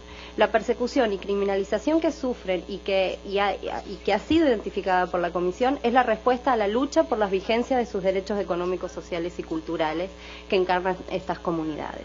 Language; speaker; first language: Spanish; native; Spanish